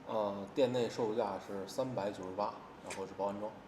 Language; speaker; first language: Chinese; native; Chinese